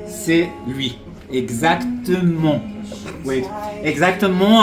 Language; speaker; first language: French; non-native, fluent; Arabic